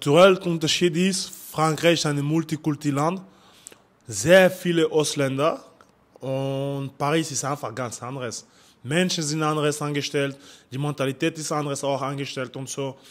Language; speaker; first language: German; non-native, learner; French